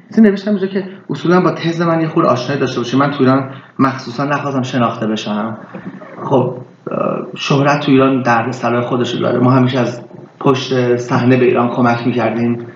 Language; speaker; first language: Persian; early bilingual, heritage; Persian